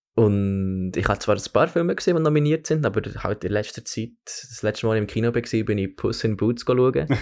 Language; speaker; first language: German; native; German